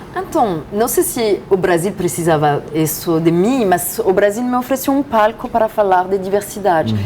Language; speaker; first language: Portuguese; non-native, fluent; French